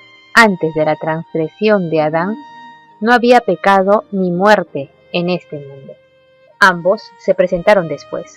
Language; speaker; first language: Spanish; native; Spanish